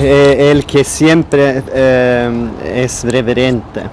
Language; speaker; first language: Spanish; non-native, learner; Swedish